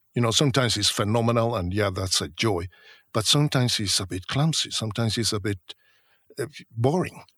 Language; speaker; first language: English; non-native, fluent; Spanish